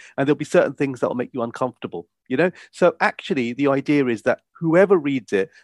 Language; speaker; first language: English; native; English